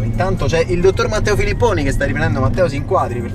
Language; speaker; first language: Italian; native; Italian